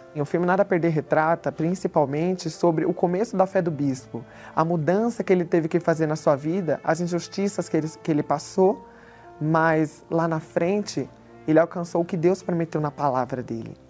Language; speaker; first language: Portuguese; native; Portuguese